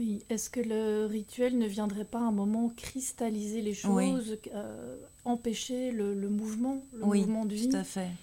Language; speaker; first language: French; native; French